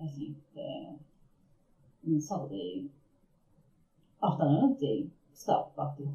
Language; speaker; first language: English; non-native, learner; Japanese